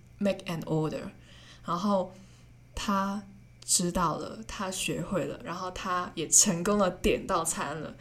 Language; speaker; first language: Chinese; non-native, local second language; Cantonese